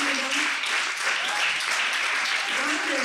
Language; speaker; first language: German; early bilingual, other home language; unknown